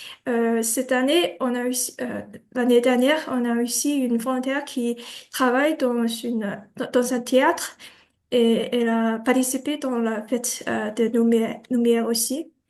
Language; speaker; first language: French; non-native, learner; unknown